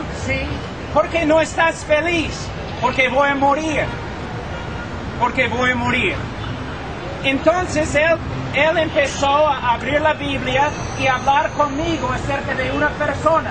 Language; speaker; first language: Spanish; non-native, fluent; English